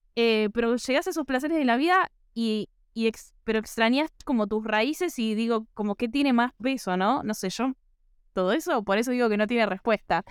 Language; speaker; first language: Spanish; native; Spanish